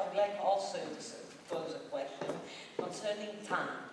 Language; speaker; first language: English; non-native, fluent; Greek